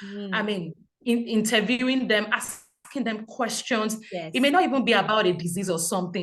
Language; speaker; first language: English; non-native, local second language; Yoruba